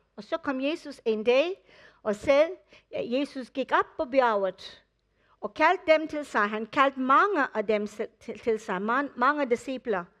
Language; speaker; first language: Danish; non-native, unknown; English